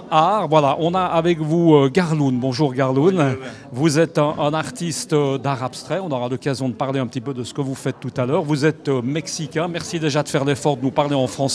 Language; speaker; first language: French; native; French